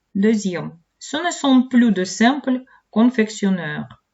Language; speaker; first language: French; non-native, fluent; Ukrainian